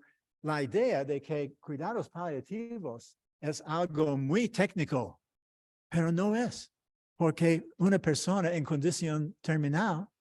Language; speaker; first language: Spanish; non-native, fluent; English